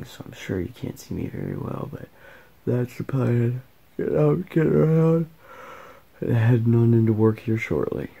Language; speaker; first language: English; native; English